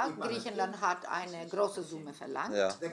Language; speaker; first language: German; non-native, fluent; Greek